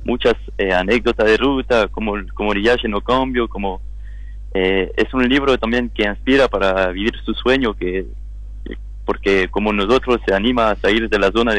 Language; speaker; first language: Spanish; non-native, learner; French